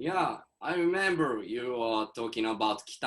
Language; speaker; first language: English; non-native, learner; Japanese